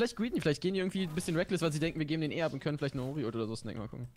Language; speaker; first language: German; native; German